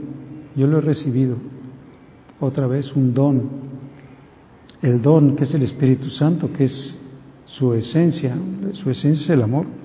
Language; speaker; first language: Spanish; native; Spanish